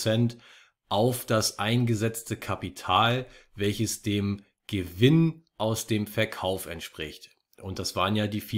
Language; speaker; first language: German; native; German